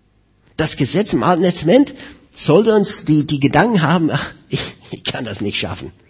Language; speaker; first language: German; non-native, fluent; English